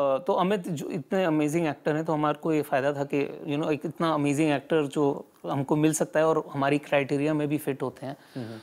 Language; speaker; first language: Hindi; native; Hindi